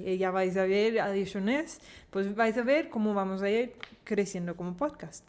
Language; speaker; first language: Spanish; non-native, fluent; Danish